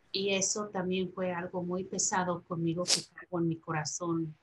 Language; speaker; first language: Spanish; early bilingual, heritage; Spanish